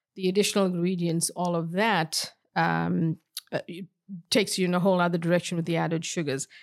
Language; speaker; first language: English; native; English